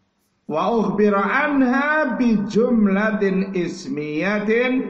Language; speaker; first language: Arabic; non-native, fluent; Indonesian